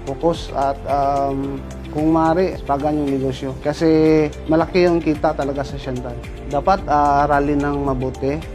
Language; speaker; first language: Filipino; non-native, local second language; Cebuano